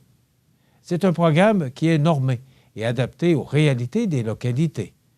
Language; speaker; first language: French; native; French